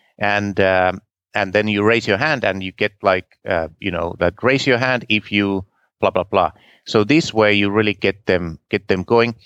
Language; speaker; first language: English; non-native, fluent; Finnish